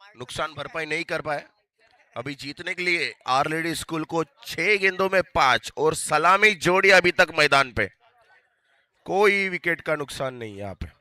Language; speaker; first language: Hindi; non-native, local second language; Marathi